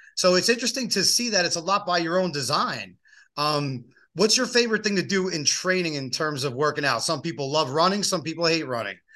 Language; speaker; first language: English; native; English